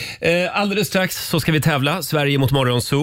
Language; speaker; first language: Swedish; native; Swedish